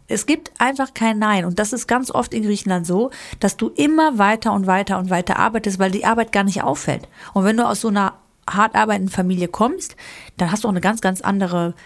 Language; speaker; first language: German; early bilingual, other home language; Greek